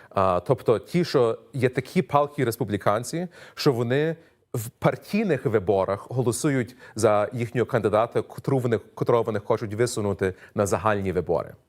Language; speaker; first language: Ukrainian; early bilingual, heritage; Ukrainian